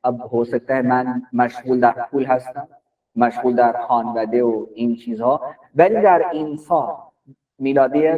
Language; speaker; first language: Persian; non-native, fluent; Urdu